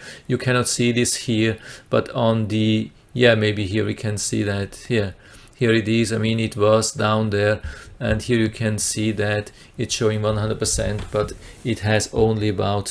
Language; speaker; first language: English; non-native, fluent; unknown